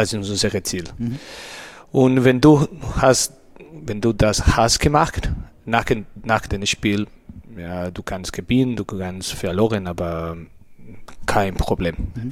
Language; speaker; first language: German; non-native, learner; Spanish